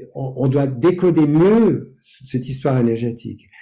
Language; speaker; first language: French; non-native, fluent; English